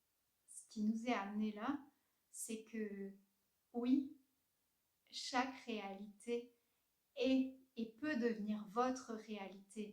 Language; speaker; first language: French; native; French